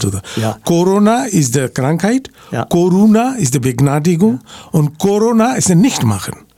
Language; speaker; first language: German; non-native, learner; Bangla